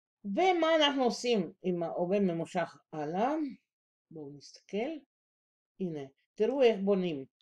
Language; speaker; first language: Hebrew; non-native, fluent; Russian